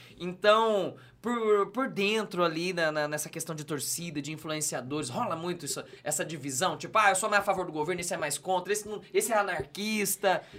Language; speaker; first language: Portuguese; native; Portuguese